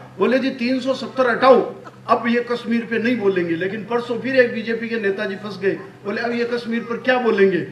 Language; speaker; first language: Hindi; non-native, local second language; Marwari